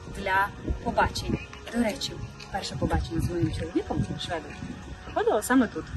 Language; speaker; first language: Ukrainian; native; Ukrainian